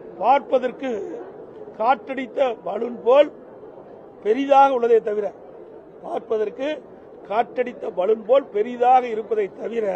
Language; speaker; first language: Tamil; native; Tamil